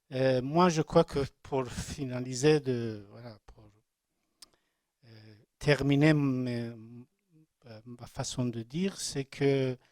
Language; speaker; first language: French; non-native, learner; Persian